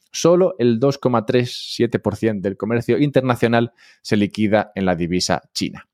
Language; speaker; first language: Spanish; native; Spanish